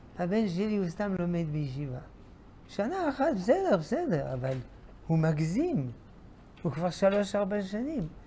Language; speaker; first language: Hebrew; non-native, fluent; French